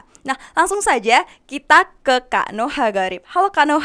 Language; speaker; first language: Indonesian; native; Indonesian